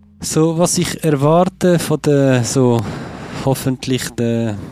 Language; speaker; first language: German; non-native, fluent; French